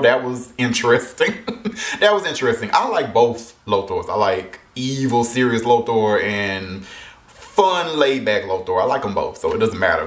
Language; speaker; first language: English; native; English